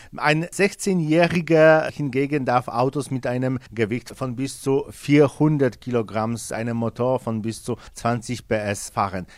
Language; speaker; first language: German; non-native, fluent; Polish